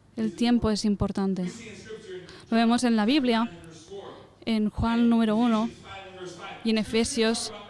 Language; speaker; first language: Spanish; non-native, fluent; English